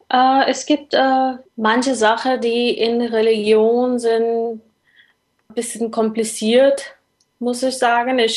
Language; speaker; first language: German; non-native, learner; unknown